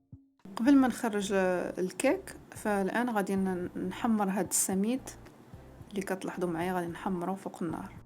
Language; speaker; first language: Arabic; native; Arabic